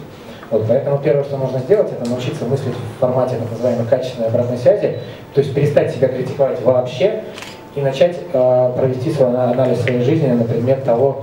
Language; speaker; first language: Russian; native; Russian